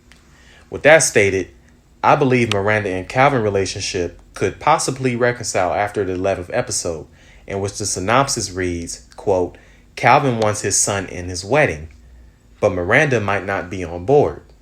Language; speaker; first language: English; native; English